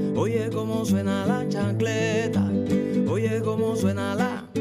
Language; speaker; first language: Spanish; native; Spanish